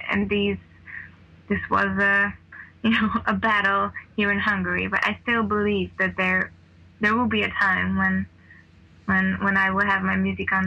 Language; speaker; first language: English; non-native, fluent; Hungarian